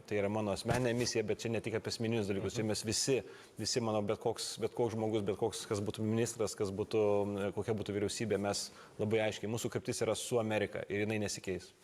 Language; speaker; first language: Lithuanian; native; Lithuanian